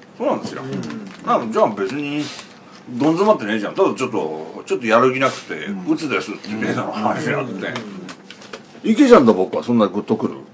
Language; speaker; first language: Japanese; native; Japanese